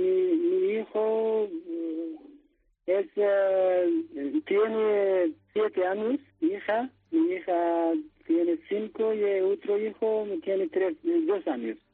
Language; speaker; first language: Spanish; non-native, fluent; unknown